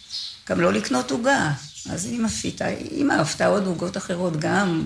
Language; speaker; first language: Hebrew; native; Hebrew